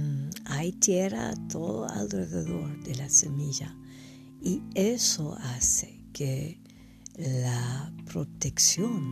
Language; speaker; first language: Spanish; non-native, fluent; English